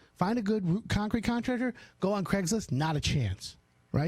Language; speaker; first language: English; native; English